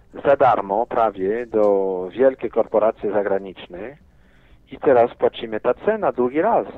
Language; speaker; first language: Polish; non-native, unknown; French